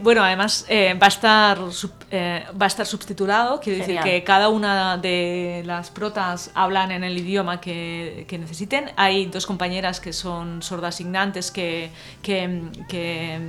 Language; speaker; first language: Spanish; native; Spanish